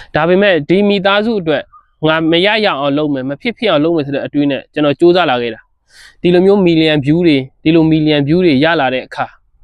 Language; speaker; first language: Burmese; native; Burmese